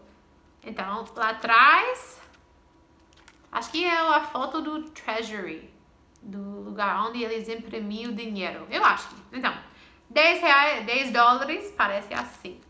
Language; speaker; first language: Portuguese; non-native, fluent; English